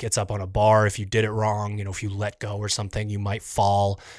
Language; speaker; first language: English; native; English